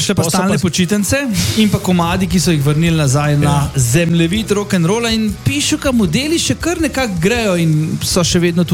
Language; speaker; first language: Slovenian; native; Slovenian